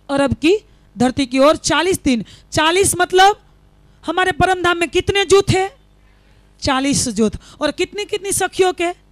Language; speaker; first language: Hindi; non-native, local second language; Gujarati